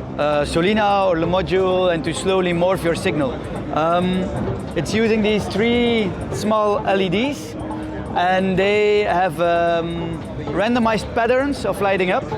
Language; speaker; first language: English; non-native, fluent; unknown